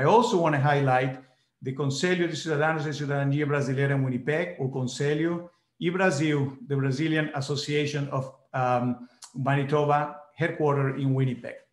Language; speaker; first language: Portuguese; non-native, fluent; Spanish